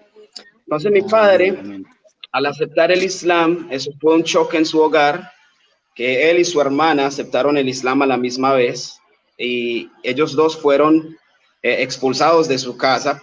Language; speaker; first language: Spanish; native; Spanish